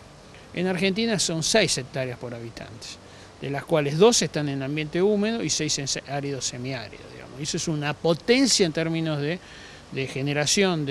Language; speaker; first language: Spanish; native; Spanish